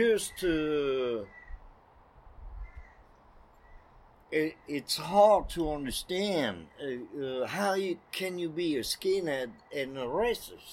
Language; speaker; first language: English; non-native, fluent; French